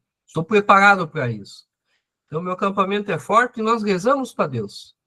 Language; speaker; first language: Portuguese; native; Portuguese